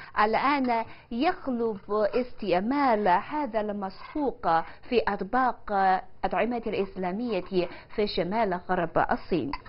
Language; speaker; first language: Arabic; non-native, fluent; Chinese